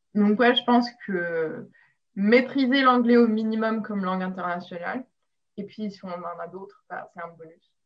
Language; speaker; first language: French; non-native, local second language; Arabic